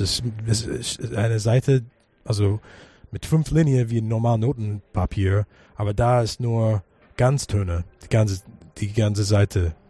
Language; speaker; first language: German; non-native, fluent; English